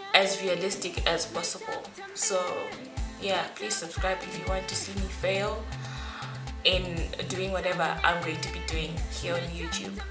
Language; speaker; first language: English; non-native, local second language; Shona